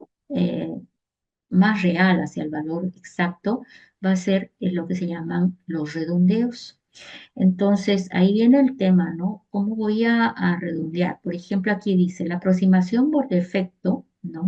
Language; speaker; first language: Spanish; native; Spanish